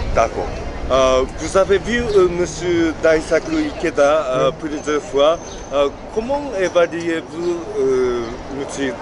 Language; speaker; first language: French; non-native, learner; Japanese